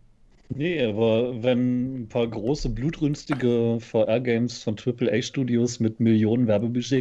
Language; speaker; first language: German; native; German